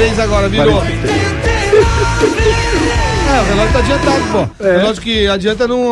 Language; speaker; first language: Portuguese; native; Portuguese